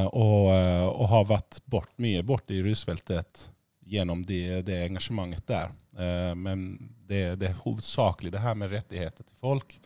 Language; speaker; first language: Norwegian; non-native, fluent; Persian